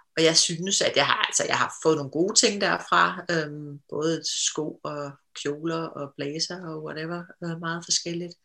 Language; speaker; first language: Danish; native; Danish